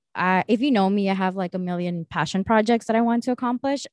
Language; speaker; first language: English; early bilingual, other home language; Spanish